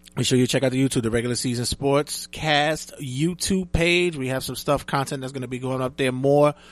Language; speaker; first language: English; native; English